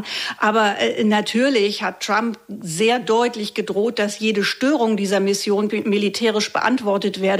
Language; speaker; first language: German; native; German